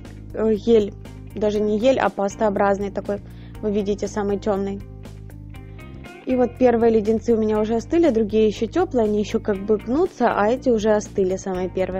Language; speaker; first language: Russian; native; Russian